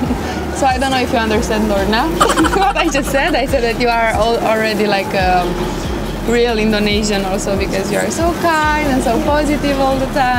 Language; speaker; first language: English; non-native, fluent; Romanian